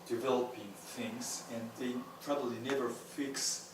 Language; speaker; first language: English; non-native, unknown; Japanese